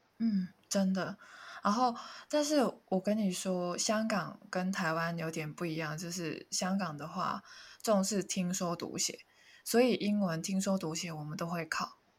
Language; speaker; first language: Chinese; non-native, local second language; Cantonese